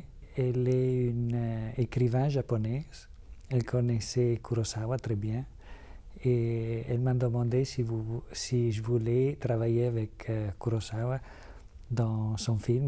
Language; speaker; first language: French; non-native, fluent; Italian